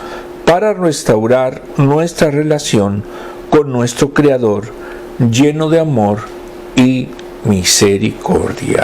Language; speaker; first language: Spanish; native; Spanish